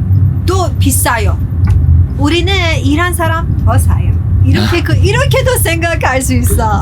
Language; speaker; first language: Korean; non-native, learner; Persian